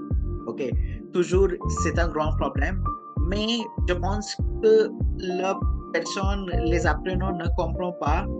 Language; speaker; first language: French; non-native, local second language; Hindi